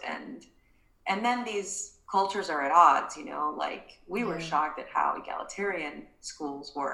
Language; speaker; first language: English; early bilingual, other home language; Spanish